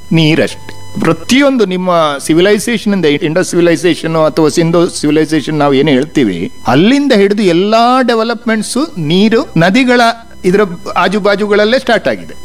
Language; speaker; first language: Kannada; non-native, local second language; Malayalam